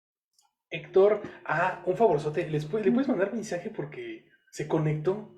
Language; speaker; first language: Spanish; native; Spanish